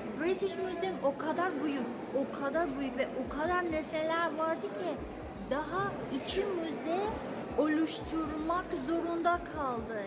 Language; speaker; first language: Turkish; non-native, fluent; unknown